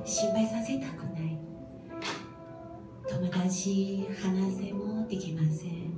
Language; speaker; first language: Japanese; non-native, learner; Chinese